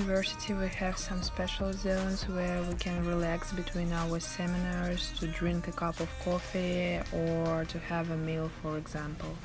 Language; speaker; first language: English; non-native, fluent; Russian